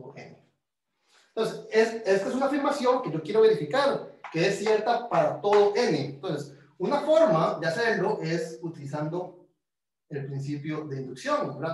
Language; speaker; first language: Spanish; native; Spanish